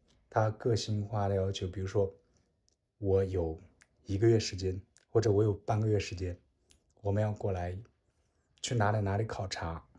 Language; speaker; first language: Chinese; native; Chinese